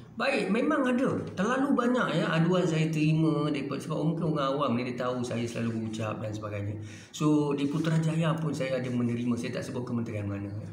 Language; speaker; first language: Malay; native; Malay